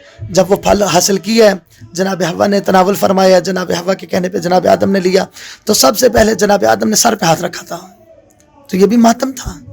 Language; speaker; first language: Urdu; native; Urdu